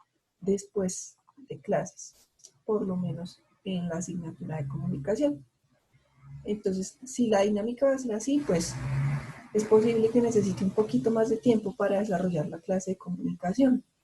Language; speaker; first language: Spanish; native; Spanish